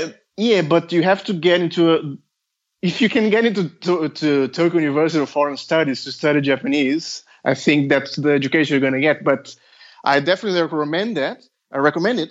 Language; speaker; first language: English; non-native, fluent; Portuguese